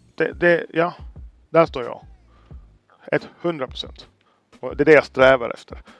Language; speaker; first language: Swedish; native; Swedish